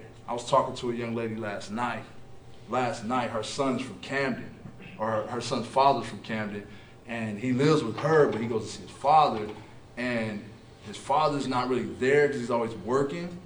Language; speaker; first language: English; native; English